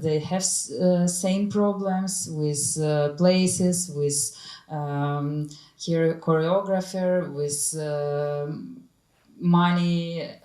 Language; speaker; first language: English; non-native, learner; Ukrainian